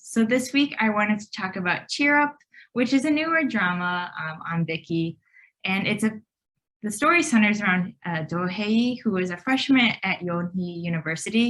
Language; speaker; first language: English; native; English